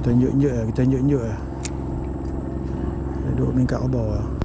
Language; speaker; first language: Malay; native; Malay